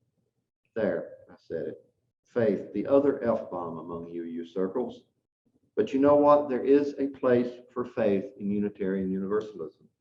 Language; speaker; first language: English; native; English